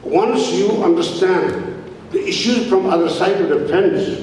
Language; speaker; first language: English; non-native, local second language; Nepali